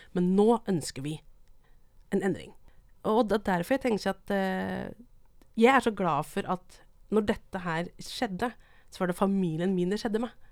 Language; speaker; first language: Norwegian; non-native, local second language; Vietnamese